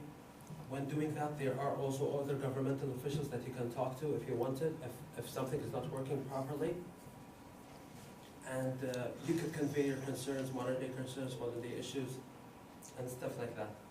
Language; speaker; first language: English; non-native, fluent; Arabic